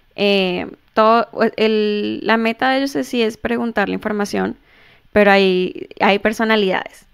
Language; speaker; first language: Spanish; early bilingual, heritage; Spanish